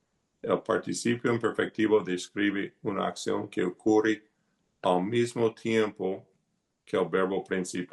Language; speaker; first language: Spanish; non-native, fluent; English